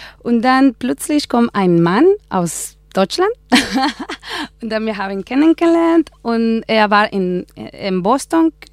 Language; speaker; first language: German; non-native, learner; Spanish